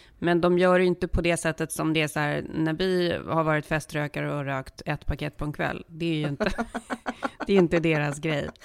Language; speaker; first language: Swedish; early bilingual, heritage; Swedish